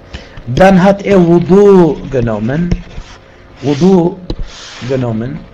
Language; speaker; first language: German; non-native, fluent; Arabic